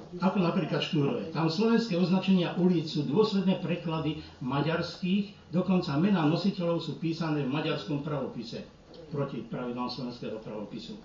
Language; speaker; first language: Slovak; early bilingual, heritage; Slovak